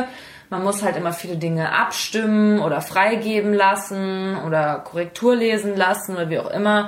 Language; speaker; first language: German; native; German